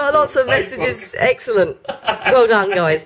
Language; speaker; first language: English; native; English